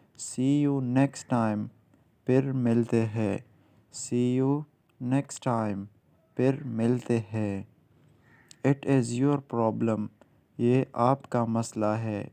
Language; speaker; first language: Urdu; native; Urdu